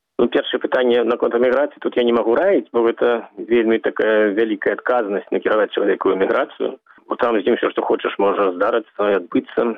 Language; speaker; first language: Belarusian; native; Belarusian